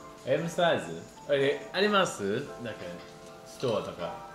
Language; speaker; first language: Japanese; non-native, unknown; English